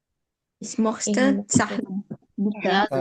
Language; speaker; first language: German; non-native, learner; Indonesian